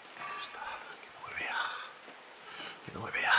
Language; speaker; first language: Spanish; native; Spanish